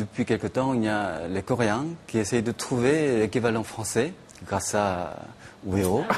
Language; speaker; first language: French; non-native, fluent; Korean